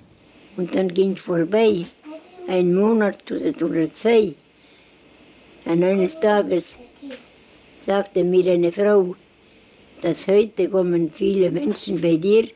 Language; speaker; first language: German; non-native, learner; Estonian